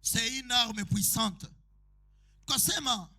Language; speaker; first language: French; non-native, local second language; Swahili